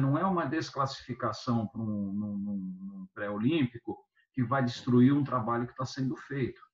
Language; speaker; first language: Portuguese; native; Portuguese